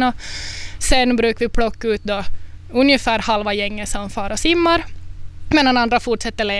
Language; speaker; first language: Swedish; native; Swedish